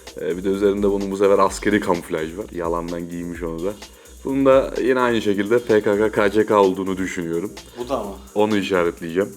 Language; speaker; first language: Turkish; native; Turkish